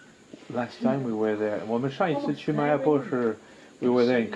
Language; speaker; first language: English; non-native, fluent; Chinese